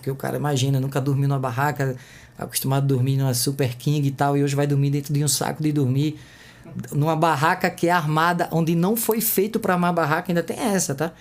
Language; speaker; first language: Portuguese; native; Portuguese